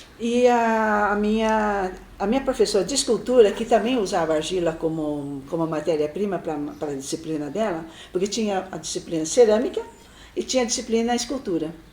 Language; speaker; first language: Portuguese; early bilingual, other home language; Chinese